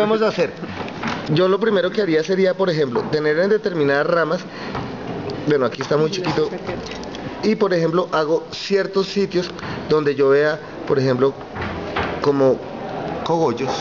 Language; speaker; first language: Spanish; native; Spanish